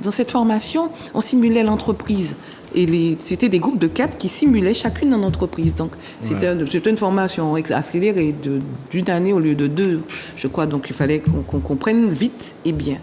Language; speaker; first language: French; native; French